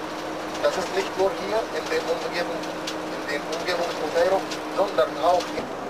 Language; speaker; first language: German; non-native, fluent; Arabic